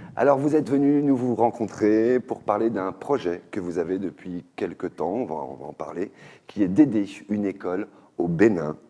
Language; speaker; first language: French; native; French